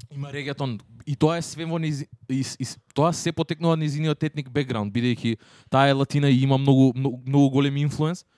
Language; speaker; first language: Macedonian; native; Macedonian